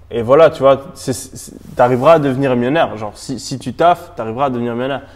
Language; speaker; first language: French; native; French